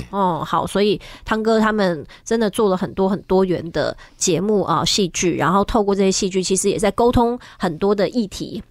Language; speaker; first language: Chinese; native; Chinese